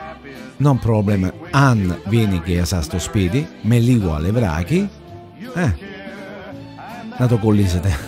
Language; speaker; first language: Greek; non-native, learner; Italian